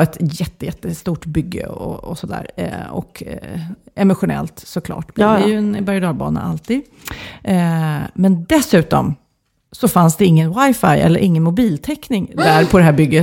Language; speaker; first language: Swedish; native; Swedish